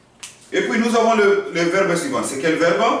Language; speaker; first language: French; non-native, fluent; Korean